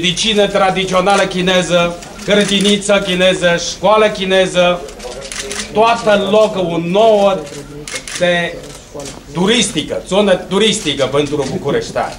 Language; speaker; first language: Romanian; non-native, learner; Chinese